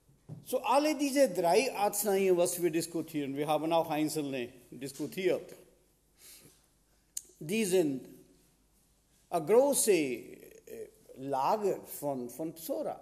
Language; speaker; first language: German; non-native, fluent; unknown